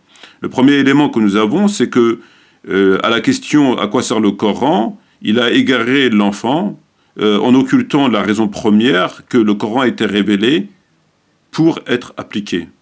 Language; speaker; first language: French; native; French